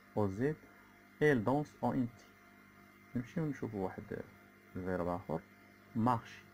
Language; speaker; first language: French; non-native, local second language; Arabic